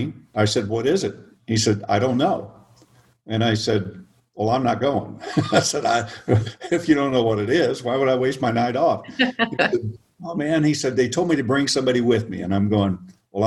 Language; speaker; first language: English; native; English